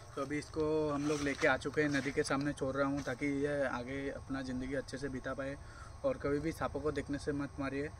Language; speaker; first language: Hindi; non-native, local second language; Bangla